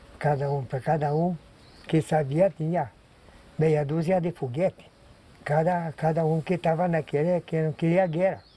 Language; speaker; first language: Portuguese; non-native, local second language; Polish